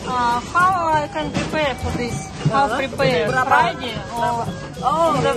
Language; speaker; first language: English; non-native, learner; Russian